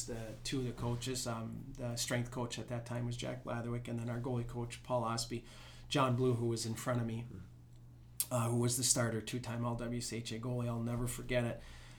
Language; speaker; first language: English; native; English